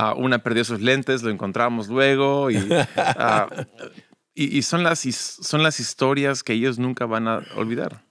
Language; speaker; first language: Spanish; early bilingual, other home language; English